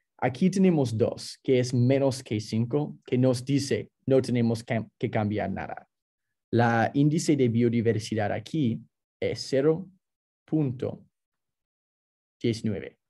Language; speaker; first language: Spanish; non-native, fluent; English